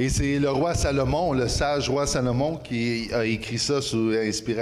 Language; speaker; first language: French; native; French